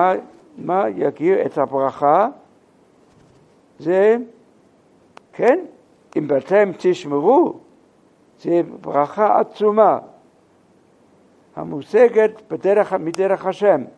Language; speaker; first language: Hebrew; non-native, fluent; English